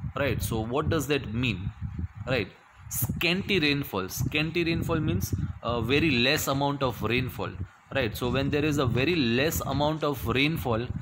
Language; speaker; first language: English; non-native, local second language; Gujarati